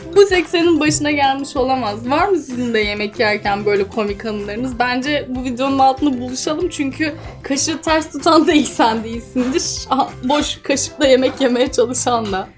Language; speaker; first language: Turkish; non-native, fluent; Russian